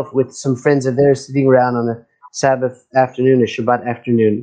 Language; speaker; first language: English; native; English